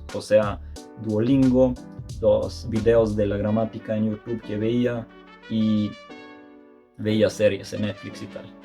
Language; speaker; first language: Spanish; non-native, fluent; Serbian